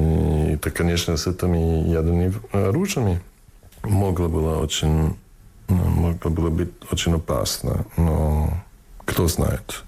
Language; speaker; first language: Russian; non-native, fluent; English